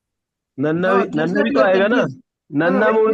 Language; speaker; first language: Kannada; non-native, learner; Hindi